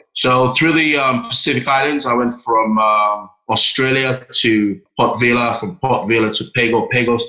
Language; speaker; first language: English; non-native, local second language; Yoruba